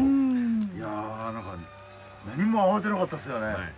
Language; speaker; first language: Japanese; native; Japanese